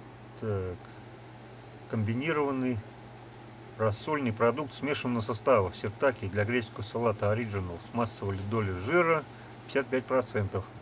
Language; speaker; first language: Russian; native; Russian